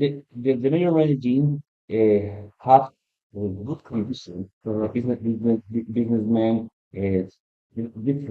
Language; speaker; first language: English; non-native, learner; Spanish